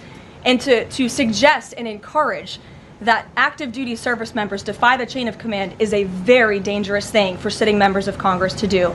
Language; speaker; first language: English; native; English